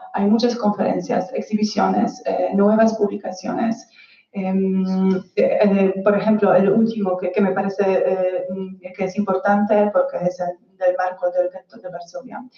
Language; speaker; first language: Spanish; non-native, fluent; Polish